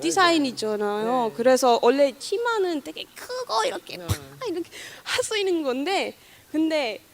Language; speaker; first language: Korean; non-native, learner; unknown